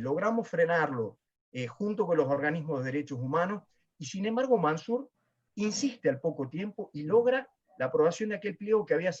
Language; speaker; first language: Spanish; native; Spanish